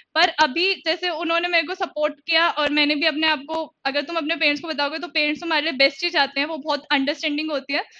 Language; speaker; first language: Hindi; native; Hindi